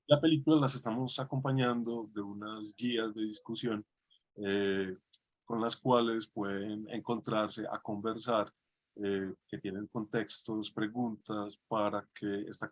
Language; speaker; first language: Spanish; native; Spanish